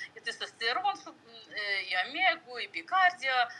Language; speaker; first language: Russian; non-native, local second language; Ukrainian